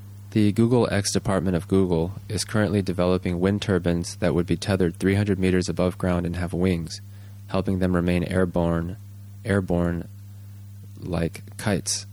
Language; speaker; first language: English; early bilingual, other home language; Japanese